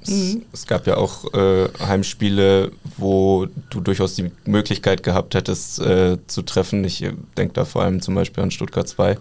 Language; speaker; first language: German; native; German